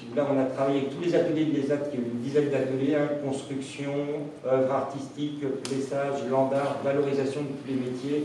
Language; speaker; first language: French; native; French